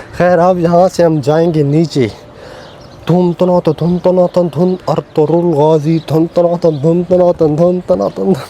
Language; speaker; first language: Urdu; non-native, local second language; Saraiki